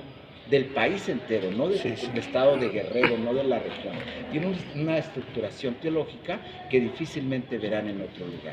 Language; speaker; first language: Spanish; native; Spanish